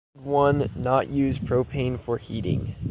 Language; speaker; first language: English; native; English